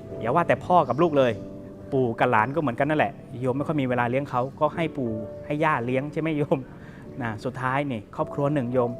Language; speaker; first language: Thai; native; Thai